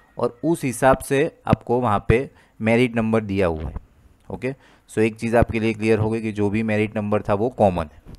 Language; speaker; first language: Hindi; non-native, local second language; Gujarati